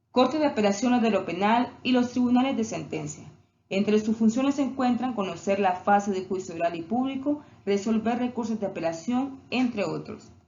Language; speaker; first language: Spanish; native; Spanish